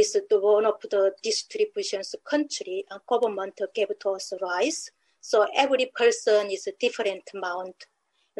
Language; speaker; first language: English; non-native, learner; Korean